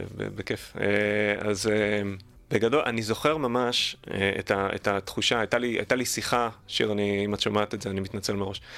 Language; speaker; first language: Hebrew; native; Hebrew